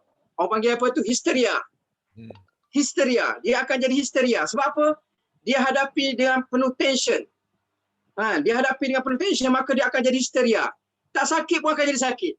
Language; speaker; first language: Malay; native; Malay